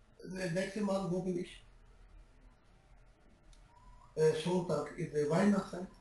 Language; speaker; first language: German; non-native, learner; Urdu